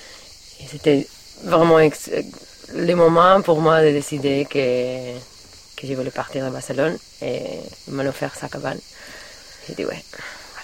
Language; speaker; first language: French; non-native, learner; Catalan